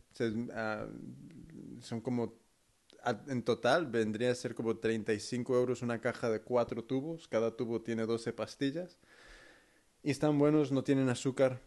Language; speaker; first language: Spanish; early bilingual, heritage; Spanish